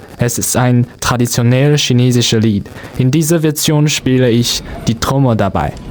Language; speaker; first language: German; non-native, learner; Chinese